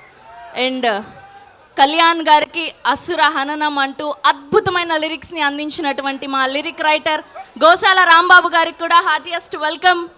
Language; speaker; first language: Telugu; native; Telugu